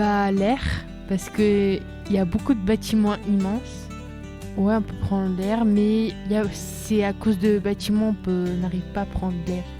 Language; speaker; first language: French; early bilingual, other home language; Turkish